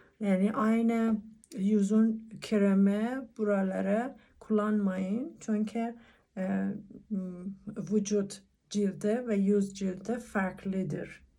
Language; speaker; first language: Turkish; non-native, learner; Persian